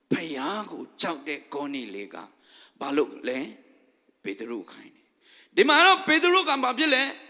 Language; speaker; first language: Burmese; non-native, local second language; Tedim Chin